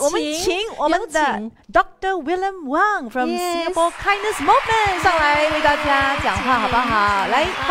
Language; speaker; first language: Chinese; native; Chinese